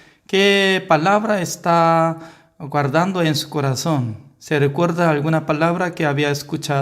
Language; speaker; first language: Spanish; non-native, learner; Korean